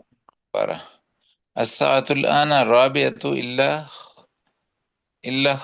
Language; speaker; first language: Arabic; non-native, learner; Urdu